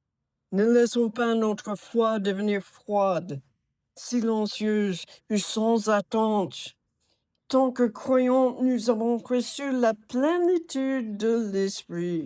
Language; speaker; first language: French; non-native, fluent; English